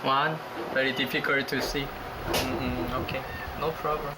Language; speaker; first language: English; non-native, learner; Korean